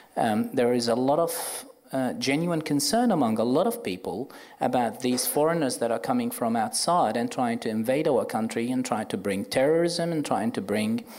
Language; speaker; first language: English; non-native, fluent; Arabic